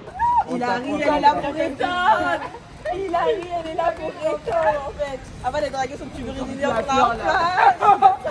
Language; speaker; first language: French; native; French